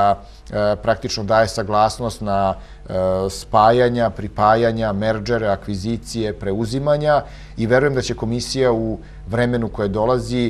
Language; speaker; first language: Serbian; native; Serbian